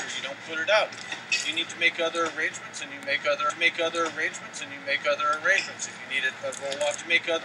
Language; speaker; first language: English; native; English